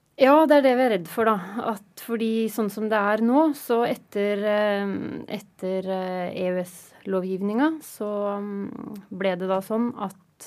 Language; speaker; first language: Norwegian; native; Norwegian